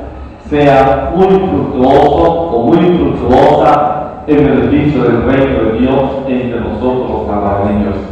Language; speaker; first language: Spanish; native; Spanish